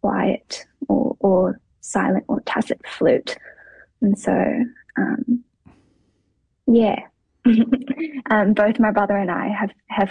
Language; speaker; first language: English; native; English